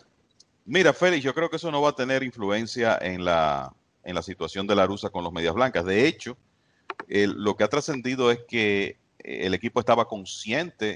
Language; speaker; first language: Spanish; native; Spanish